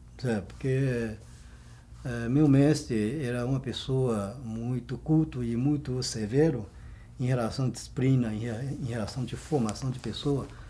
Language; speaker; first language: Portuguese; non-native, fluent; Chinese